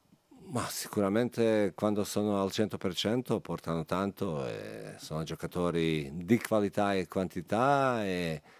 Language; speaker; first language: Italian; non-native, fluent; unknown